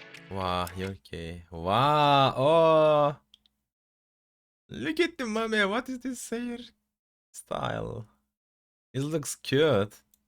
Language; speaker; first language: English; non-native, learner; Turkish